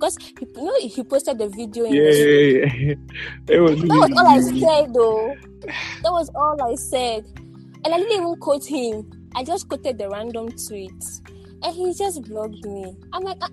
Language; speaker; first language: English; non-native, local second language; Ibibio